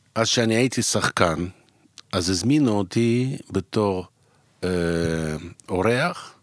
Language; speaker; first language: Hebrew; non-native, fluent; Russian